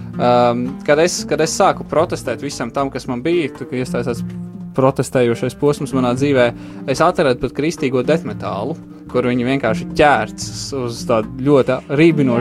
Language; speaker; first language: Latvian; native; Latvian